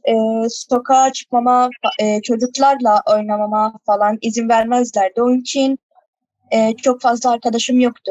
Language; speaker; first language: Turkish; early bilingual, other home language; Arabic